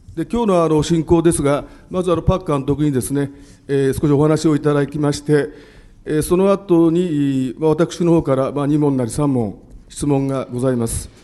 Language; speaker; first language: Japanese; native; Japanese